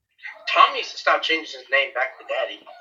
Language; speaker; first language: English; native; English